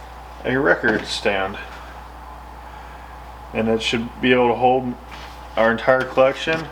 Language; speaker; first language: English; native; English